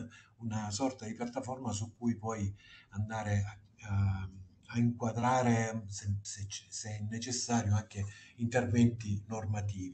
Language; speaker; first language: Italian; native; Italian